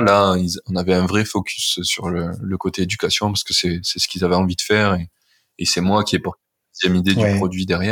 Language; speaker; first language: French; native; French